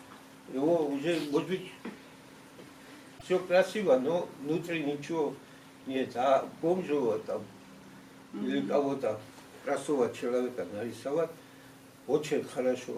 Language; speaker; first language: Russian; non-native, fluent; Georgian